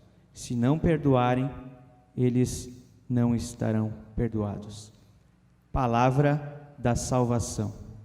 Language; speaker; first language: Portuguese; native; Portuguese